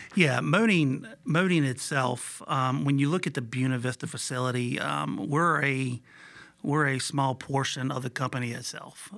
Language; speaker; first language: English; native; English